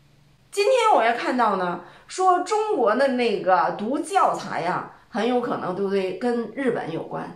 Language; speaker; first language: Chinese; native; Chinese